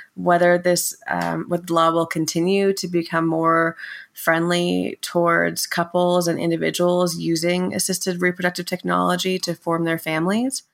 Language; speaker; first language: English; native; English